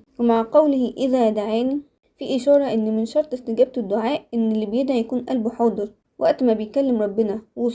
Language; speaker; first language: Arabic; native; Arabic